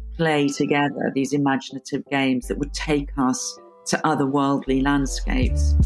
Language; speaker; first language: English; native; English